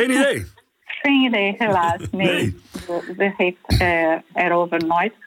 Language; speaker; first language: Dutch; non-native, fluent; Portuguese